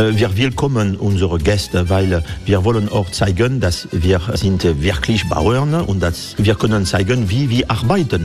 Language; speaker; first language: German; non-native, learner; French